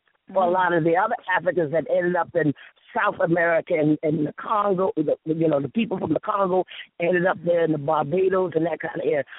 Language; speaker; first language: English; native; English